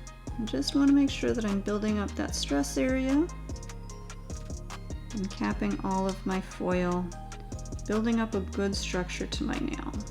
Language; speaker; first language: English; native; English